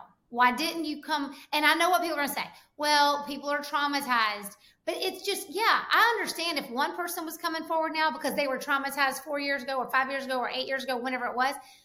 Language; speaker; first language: English; native; English